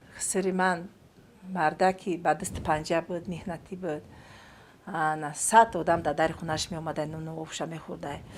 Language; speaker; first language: Tajik; non-native, fluent; Romanian